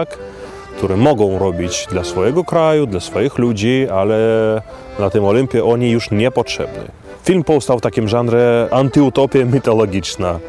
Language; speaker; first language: Polish; non-native, fluent; Belarusian